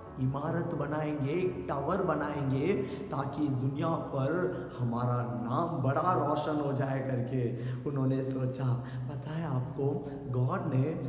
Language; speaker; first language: Hindi; non-native, local second language; Tamil